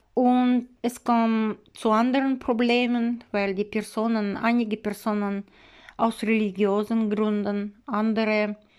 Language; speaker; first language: German; non-native, learner; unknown